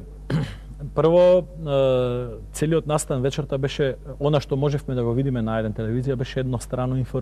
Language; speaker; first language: Macedonian; native; Macedonian